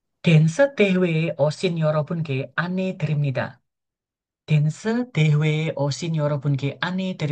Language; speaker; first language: Korean; non-native, fluent; Indonesian